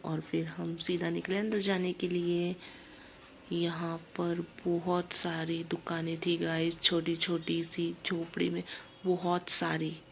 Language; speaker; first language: Hindi; native; Hindi